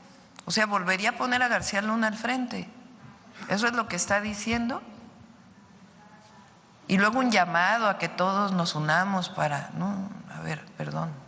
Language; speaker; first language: Spanish; native; Spanish